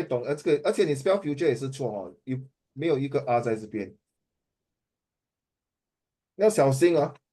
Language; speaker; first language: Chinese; native; Chinese